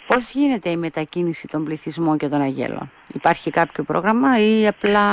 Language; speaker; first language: Greek; native; Greek